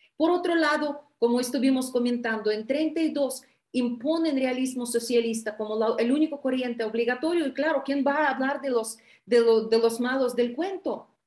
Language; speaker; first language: Spanish; non-native, fluent; Russian